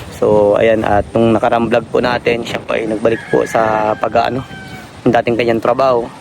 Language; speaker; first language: Filipino; non-native, local second language; Bikol